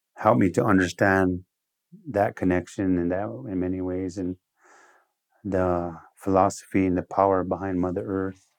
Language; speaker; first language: English; early bilingual, other home language; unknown